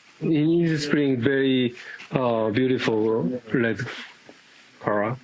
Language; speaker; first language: English; non-native, learner; Japanese